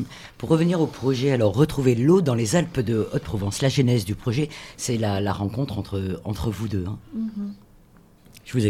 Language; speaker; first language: French; native; French